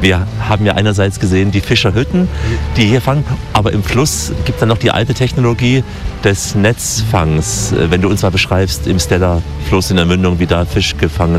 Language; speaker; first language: German; native; German